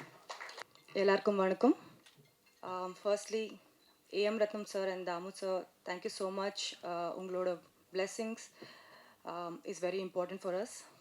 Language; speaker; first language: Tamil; non-native, learner; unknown